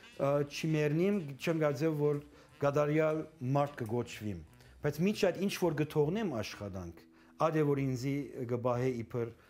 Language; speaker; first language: Armenian; early bilingual, heritage; Armenian